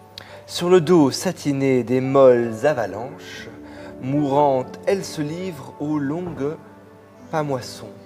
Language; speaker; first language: French; native; French